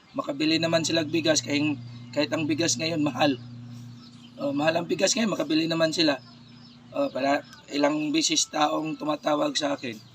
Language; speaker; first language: Filipino; non-native, local second language; Cebuano